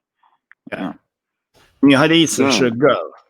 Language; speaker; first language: Chinese; non-native, fluent; Swedish